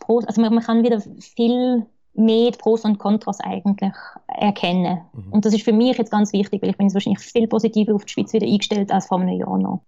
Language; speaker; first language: German; early bilingual, other home language; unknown